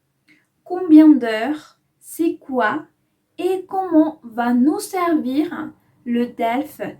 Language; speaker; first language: French; non-native, fluent; Spanish